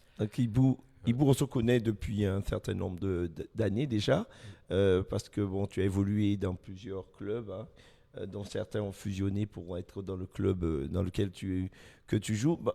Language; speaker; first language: French; native; French